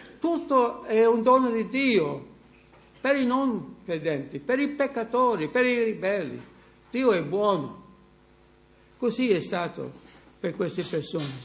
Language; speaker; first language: Italian; non-native, fluent; English